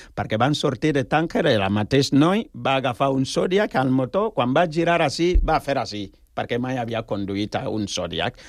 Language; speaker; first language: Catalan; non-native, learner; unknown